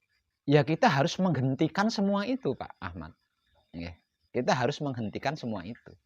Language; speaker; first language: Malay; non-native, local second language; Javanese